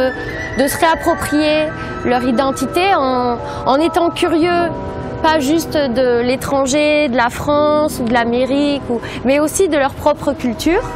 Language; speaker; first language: French; non-native, fluent; Japanese